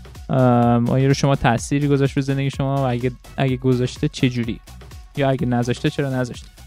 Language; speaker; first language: Persian; native; Persian